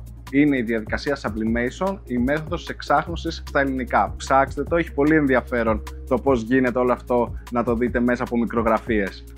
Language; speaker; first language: Greek; native; Greek